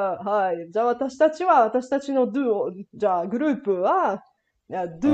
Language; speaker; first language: Japanese; non-native, learner; Bulgarian